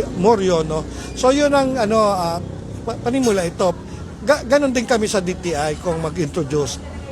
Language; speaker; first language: Filipino; native; Filipino